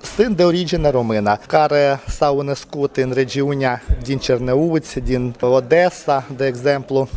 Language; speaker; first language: Romanian; non-native, fluent; Ukrainian